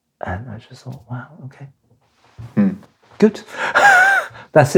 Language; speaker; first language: English; non-native, local second language; Cantonese